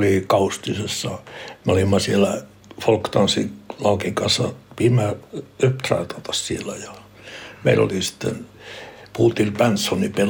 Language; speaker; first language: Finnish; early bilingual, heritage; Finnish